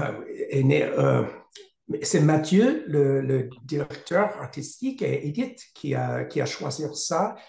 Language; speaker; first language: French; non-native, learner; English